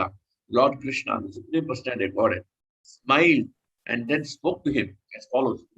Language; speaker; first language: English; non-native, local second language; Hindi